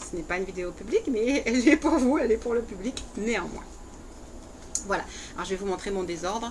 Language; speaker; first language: French; native; French